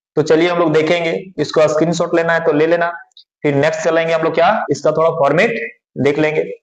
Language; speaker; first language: Hindi; native; Hindi